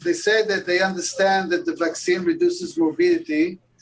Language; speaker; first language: English; non-native, fluent; Hebrew